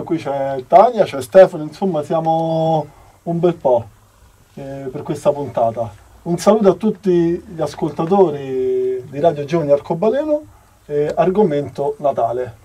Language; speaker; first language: Italian; native; Italian